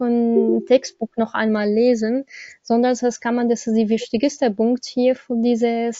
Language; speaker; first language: German; non-native, learner; Arabic